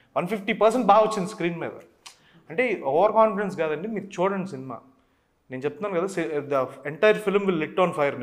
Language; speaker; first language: Telugu; native; Telugu